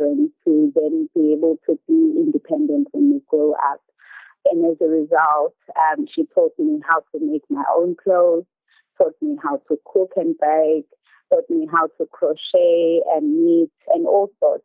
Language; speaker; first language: English; non-native, local second language; Zulu